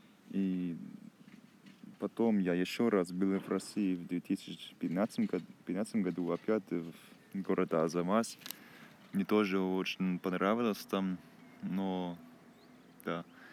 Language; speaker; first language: Russian; non-native, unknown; German